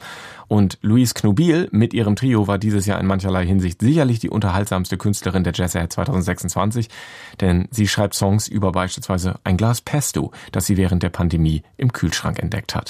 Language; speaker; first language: German; native; German